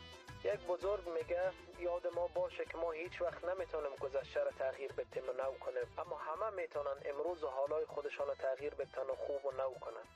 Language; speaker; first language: Persian; native; Persian